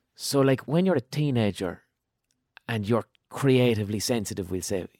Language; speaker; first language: English; native; English